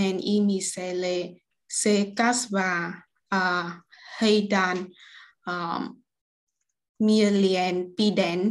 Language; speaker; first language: Finnish; non-native, learner; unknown